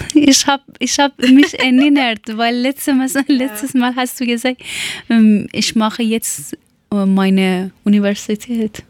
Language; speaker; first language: German; non-native, learner; Persian